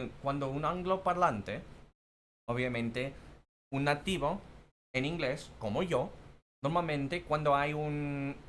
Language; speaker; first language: Spanish; non-native, fluent; English